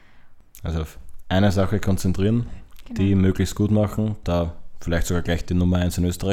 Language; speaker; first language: German; native; German